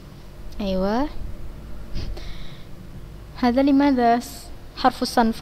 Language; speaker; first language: Arabic; non-native, fluent; Indonesian